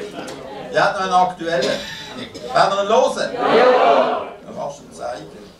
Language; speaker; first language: German; native; German